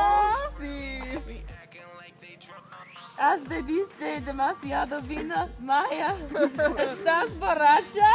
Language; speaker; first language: Spanish; non-native, learner; English